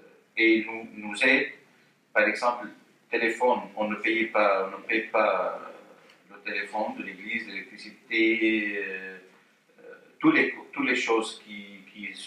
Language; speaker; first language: French; non-native, fluent; Arabic